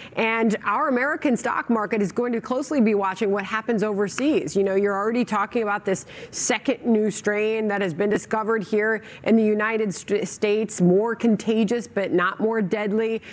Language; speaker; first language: English; native; English